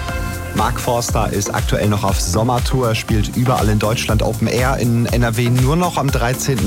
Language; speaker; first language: German; native; German